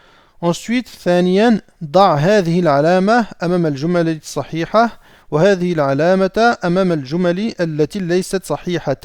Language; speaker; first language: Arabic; non-native, fluent; French